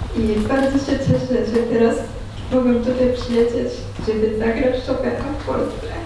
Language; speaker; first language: Polish; non-native, fluent; Japanese